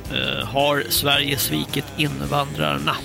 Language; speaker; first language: Swedish; native; Swedish